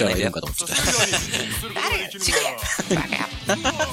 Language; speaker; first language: Japanese; native; Japanese